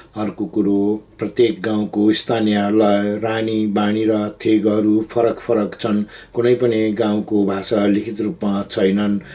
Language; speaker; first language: Nepali; non-native, local second language; Gurung